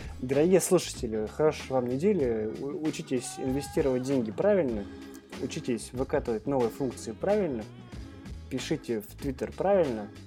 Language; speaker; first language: Russian; native; Russian